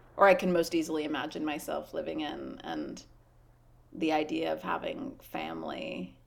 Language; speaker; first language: English; native; English